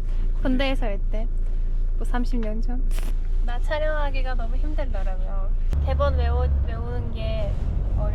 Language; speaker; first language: Korean; non-native, fluent; Turkish